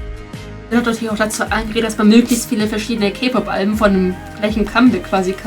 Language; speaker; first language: German; native; German